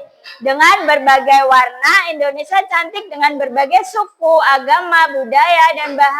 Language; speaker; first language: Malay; non-native, local second language; Javanese